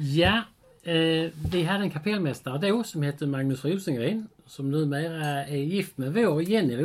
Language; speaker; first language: Swedish; native; Swedish